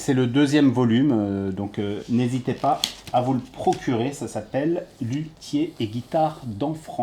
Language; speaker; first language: French; native; French